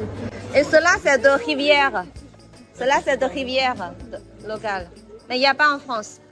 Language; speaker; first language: French; non-native, fluent; Chinese